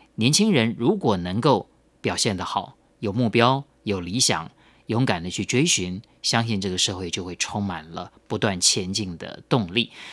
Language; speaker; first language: Chinese; native; Chinese